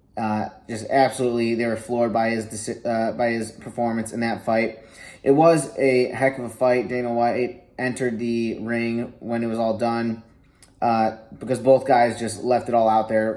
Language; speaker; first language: English; native; English